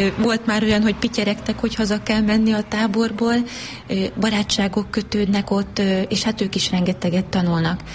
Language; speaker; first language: Hungarian; native; Hungarian